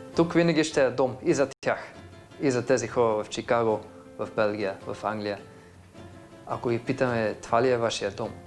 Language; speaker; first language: Bulgarian; non-native, fluent; Dutch